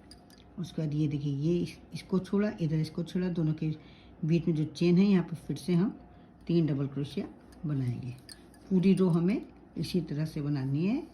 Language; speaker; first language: Hindi; native; Hindi